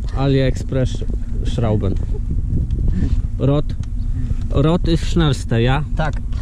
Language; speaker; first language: German; non-native, learner; Polish